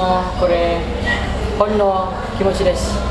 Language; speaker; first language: Japanese; non-native, learner; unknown